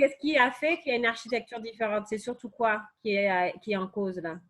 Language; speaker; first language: French; native; French